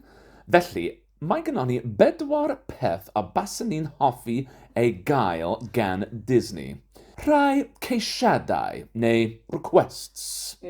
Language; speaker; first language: Welsh; non-native, fluent; English